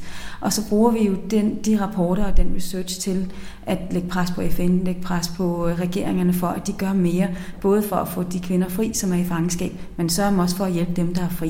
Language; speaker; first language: Danish; native; Danish